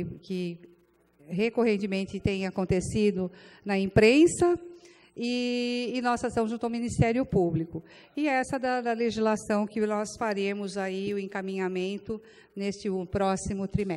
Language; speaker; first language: Portuguese; native; Portuguese